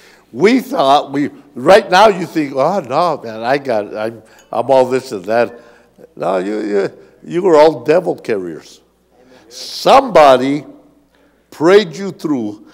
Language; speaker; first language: English; native; English